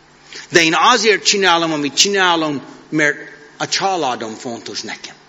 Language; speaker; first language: Hungarian; non-native, fluent; English